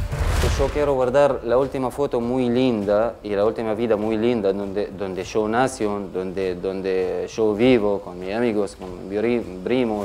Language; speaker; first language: Spanish; non-native, learner; Arabic